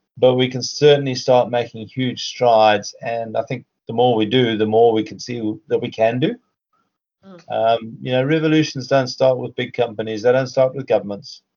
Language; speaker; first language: English; native; English